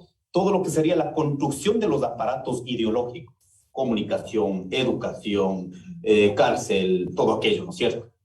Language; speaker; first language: Spanish; non-native, local second language; Quechua